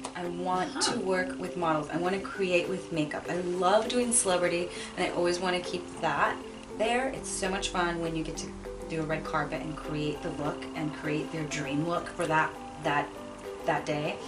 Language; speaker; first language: English; native; English